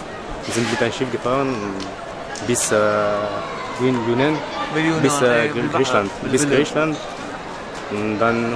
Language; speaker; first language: German; non-native, learner; Arabic